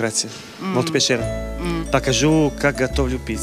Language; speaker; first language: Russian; non-native, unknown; Italian